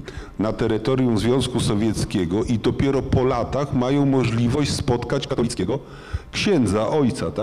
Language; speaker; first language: Polish; native; Polish